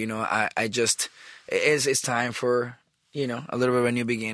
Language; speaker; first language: English; non-native, fluent; Spanish